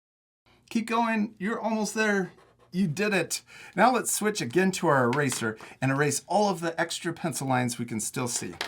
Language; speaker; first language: English; native; English